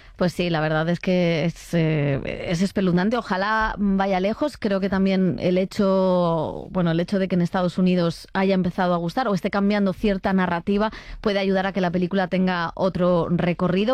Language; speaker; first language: Spanish; native; Spanish